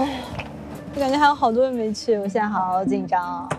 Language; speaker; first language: Chinese; native; Chinese